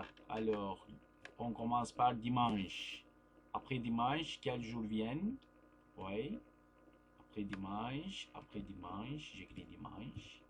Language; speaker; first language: French; non-native, fluent; Turkish